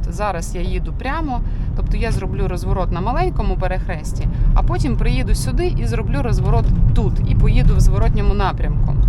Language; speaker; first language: Ukrainian; non-native, local second language; Russian